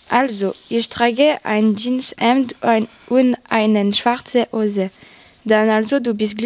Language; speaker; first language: German; non-native, learner; French